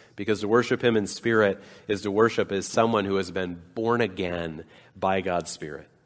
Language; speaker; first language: English; native; English